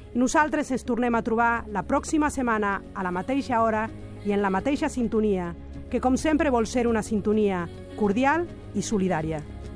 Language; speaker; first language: Catalan; non-native, fluent; Spanish